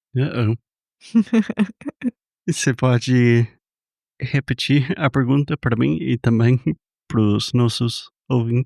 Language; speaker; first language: Portuguese; non-native, fluent; English